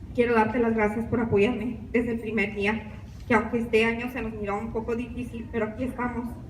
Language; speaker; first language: Spanish; early bilingual, other home language; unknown